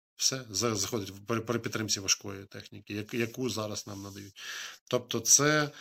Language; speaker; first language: Ukrainian; native; Ukrainian